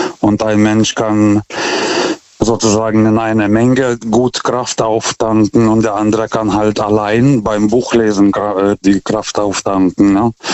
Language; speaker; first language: German; non-native, fluent; Lithuanian